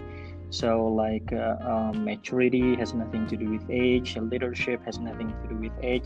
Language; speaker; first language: English; non-native, fluent; Indonesian